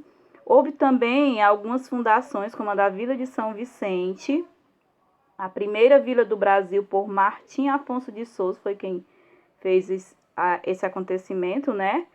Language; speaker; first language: Portuguese; native; Portuguese